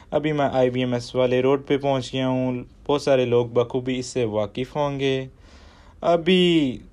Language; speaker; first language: Urdu; native; Urdu